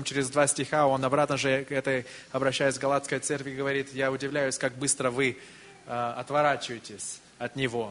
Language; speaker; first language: Russian; early bilingual, heritage; Russian